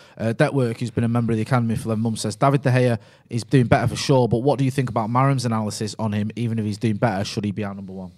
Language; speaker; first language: English; native; English